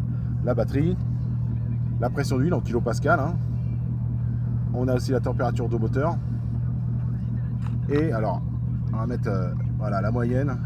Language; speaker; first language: French; native; French